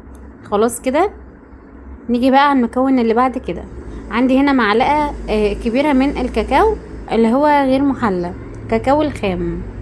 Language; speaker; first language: Arabic; native; Arabic